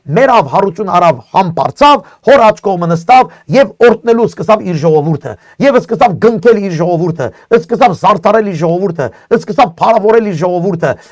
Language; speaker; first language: Armenian; native; Armenian